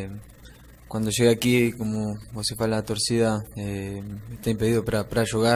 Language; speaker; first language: Portuguese; non-native, fluent; Spanish